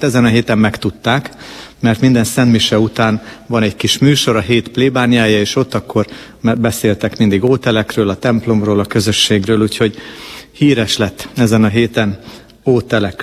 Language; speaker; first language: Hungarian; native; Hungarian